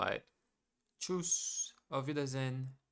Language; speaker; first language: German; non-native, learner; English